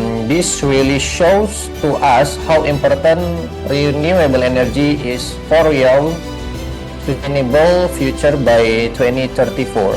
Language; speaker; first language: English; non-native, learner; Indonesian